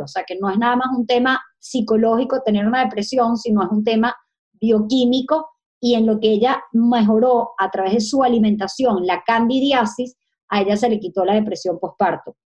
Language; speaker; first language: Spanish; native; Spanish